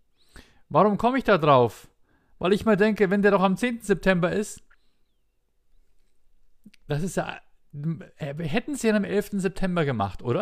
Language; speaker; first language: German; native; German